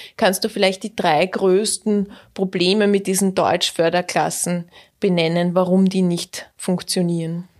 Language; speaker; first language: German; native; German